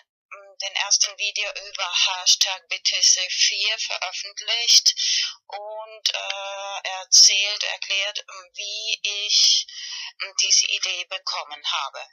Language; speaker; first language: German; non-native, learner; Spanish